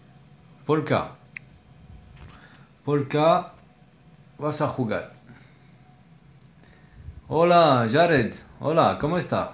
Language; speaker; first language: Spanish; non-native, learner; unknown